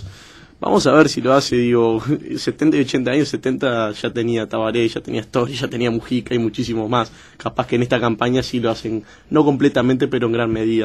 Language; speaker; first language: Spanish; native; Spanish